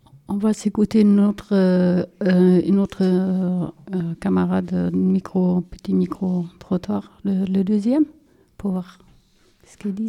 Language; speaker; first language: French; non-native, fluent; German